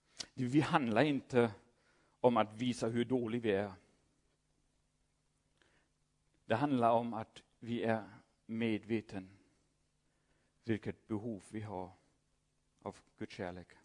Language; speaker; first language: Swedish; non-native, fluent; German